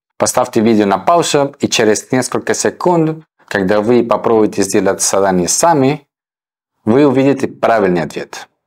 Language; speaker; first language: Russian; non-native, fluent; Spanish